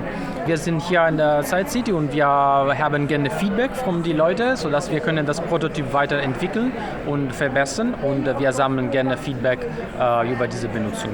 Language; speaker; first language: German; non-native, fluent; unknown